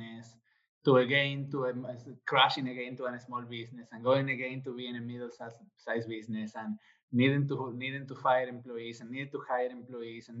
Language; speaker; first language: English; non-native, fluent; Spanish